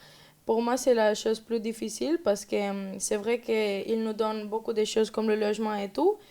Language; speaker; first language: French; non-native, learner; Spanish